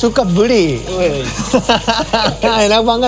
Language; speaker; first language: Indonesian; non-native, learner; Japanese